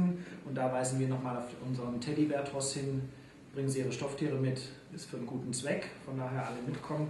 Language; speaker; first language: German; native; German